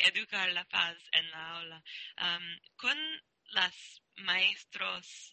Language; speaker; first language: Spanish; non-native, learner; English